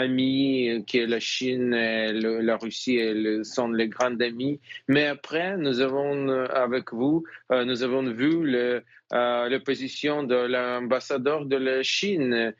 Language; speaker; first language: French; non-native, fluent; Ukrainian